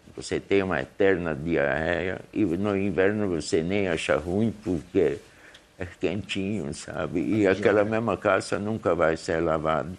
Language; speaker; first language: Portuguese; early bilingual, other home language; Hungarian